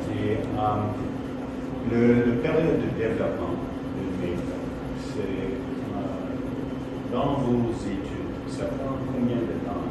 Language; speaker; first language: French; non-native, learner; English